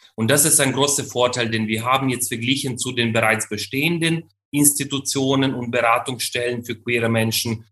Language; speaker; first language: German; non-native, fluent; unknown